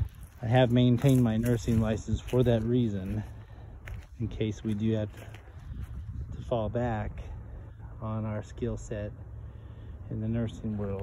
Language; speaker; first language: English; native; English